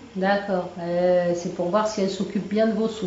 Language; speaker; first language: French; native; French